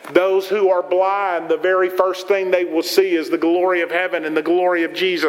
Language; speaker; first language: English; native; English